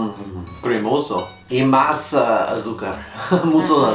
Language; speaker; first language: Spanish; non-native, learner; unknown